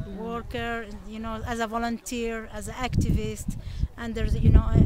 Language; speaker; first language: English; non-native, learner; Arabic